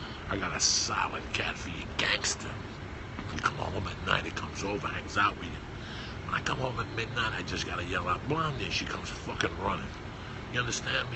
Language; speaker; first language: English; early bilingual, other home language; Spanish